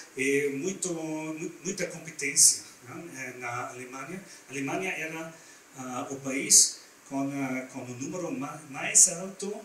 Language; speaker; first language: Portuguese; non-native, learner; German